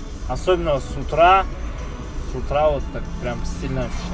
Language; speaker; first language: Russian; native; Russian